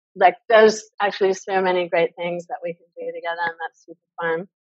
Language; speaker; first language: English; native; English